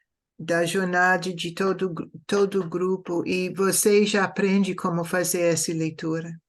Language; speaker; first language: Portuguese; non-native, fluent; English